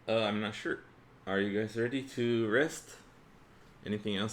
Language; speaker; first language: English; native; English